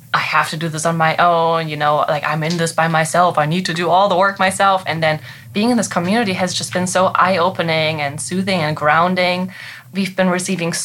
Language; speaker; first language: English; non-native, fluent; German